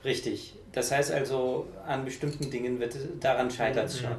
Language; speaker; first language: German; native; German